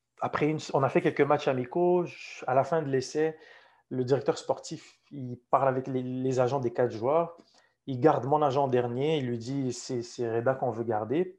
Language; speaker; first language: French; non-native, local second language; Arabic